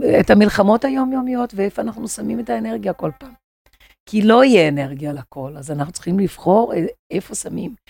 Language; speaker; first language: Hebrew; non-native, fluent; Portuguese